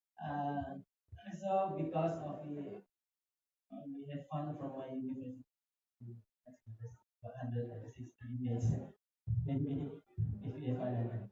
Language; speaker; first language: English; non-native, learner; Indonesian